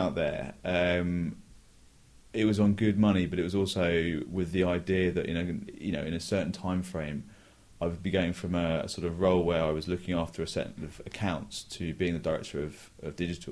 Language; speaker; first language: English; native; English